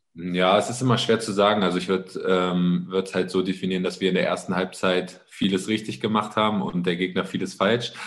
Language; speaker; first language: German; native; German